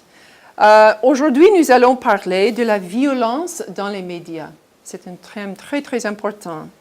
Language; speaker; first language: French; non-native, fluent; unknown